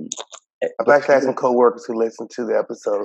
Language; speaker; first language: English; native; English